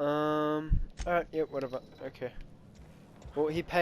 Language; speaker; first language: English; native; English